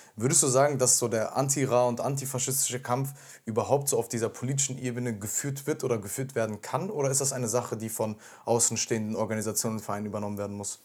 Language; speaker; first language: German; early bilingual, other home language; Turkish